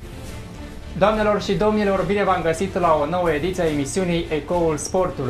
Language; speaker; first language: Romanian; native; Romanian